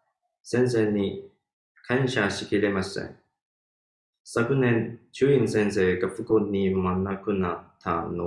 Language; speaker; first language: Japanese; non-native, learner; Chinese